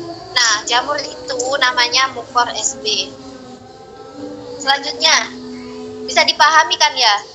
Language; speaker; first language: Indonesian; native; Indonesian